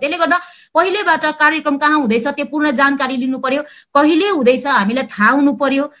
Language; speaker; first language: Nepali; native; Nepali